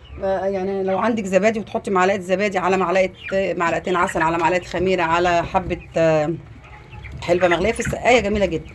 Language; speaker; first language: Arabic; native; Arabic